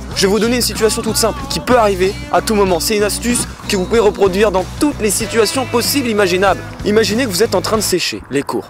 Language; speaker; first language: French; native; French